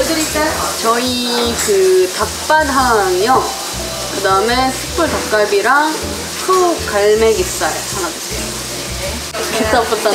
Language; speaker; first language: Indonesian; non-native, learner; Korean